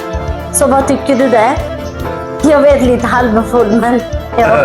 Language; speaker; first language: Swedish; non-native, fluent; Amharic